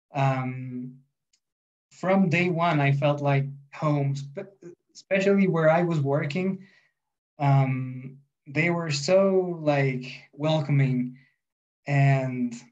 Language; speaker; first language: English; non-native, fluent; Spanish